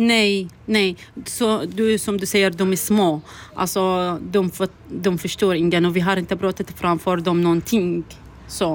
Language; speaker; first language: Swedish; non-native, learner; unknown